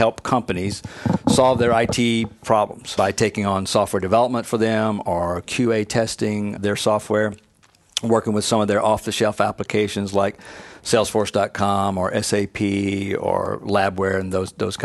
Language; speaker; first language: English; native; English